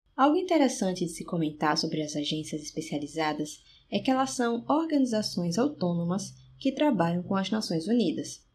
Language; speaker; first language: Portuguese; native; Portuguese